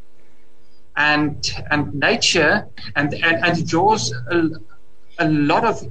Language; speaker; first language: English; non-native, local second language; Afrikaans